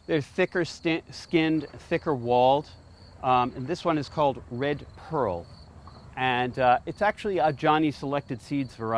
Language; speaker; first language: English; native; English